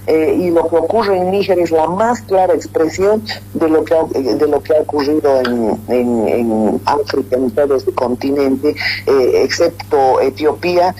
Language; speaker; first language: Spanish; native; Spanish